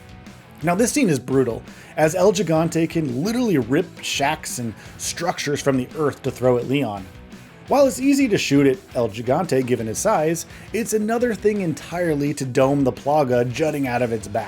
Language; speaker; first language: English; native; English